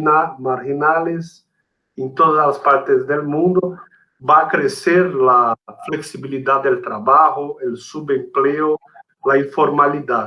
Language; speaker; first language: Spanish; non-native, fluent; Portuguese